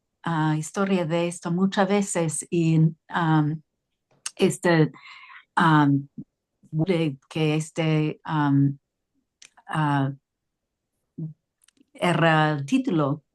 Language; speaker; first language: Spanish; non-native, learner; English